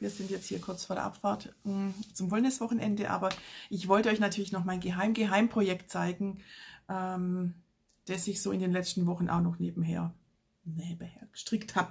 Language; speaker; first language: German; native; German